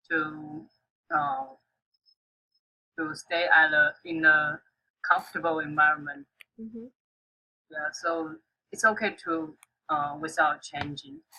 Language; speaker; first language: English; non-native, fluent; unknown